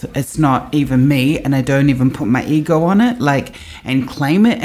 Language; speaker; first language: English; native; English